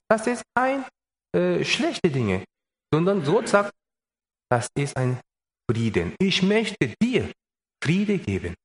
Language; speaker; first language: German; non-native, learner; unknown